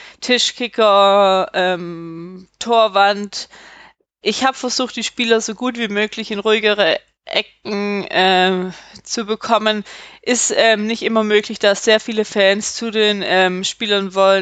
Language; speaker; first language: German; native; German